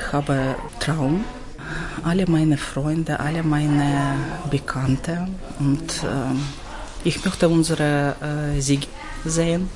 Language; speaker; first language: German; non-native, learner; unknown